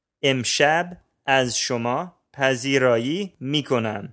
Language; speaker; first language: Persian; non-native, learner; English